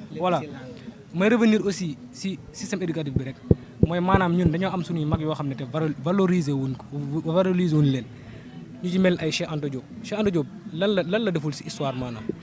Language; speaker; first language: Wolof; non-native, local second language; Fula